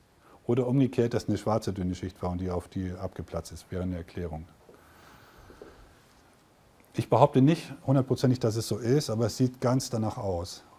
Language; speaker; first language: German; native; German